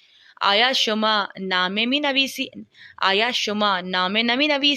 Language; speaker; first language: Persian; non-native, fluent; Urdu